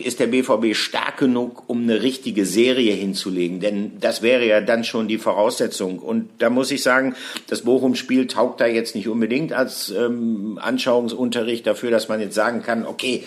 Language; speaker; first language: German; native; German